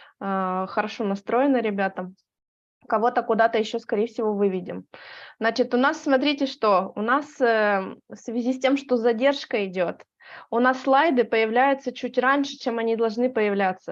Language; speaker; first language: Russian; native; Russian